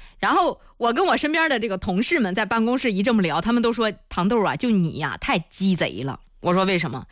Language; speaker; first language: Chinese; native; Chinese